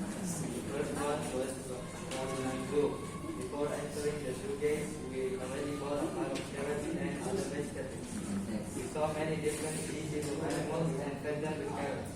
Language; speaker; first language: English; non-native, learner; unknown